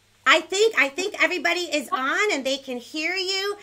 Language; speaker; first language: English; early bilingual, other home language; Spanish